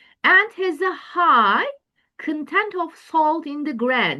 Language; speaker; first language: English; non-native, fluent; Turkish